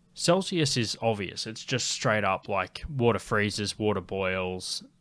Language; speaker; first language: English; native; English